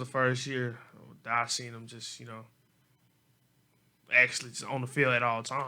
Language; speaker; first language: English; native; English